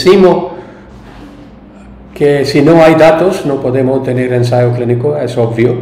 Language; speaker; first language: Spanish; non-native, learner; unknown